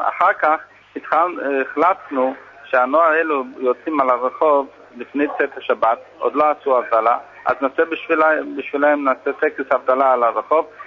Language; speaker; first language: Hebrew; non-native, fluent; English